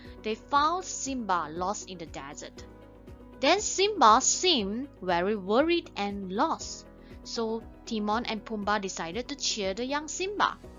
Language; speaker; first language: English; non-native, local second language; Chinese